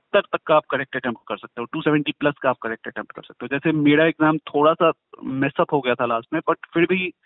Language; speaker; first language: Hindi; native; Hindi